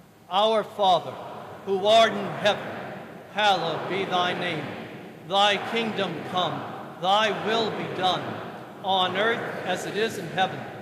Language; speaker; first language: English; native; English